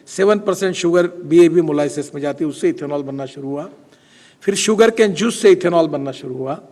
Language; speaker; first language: Hindi; non-native, local second language; Marathi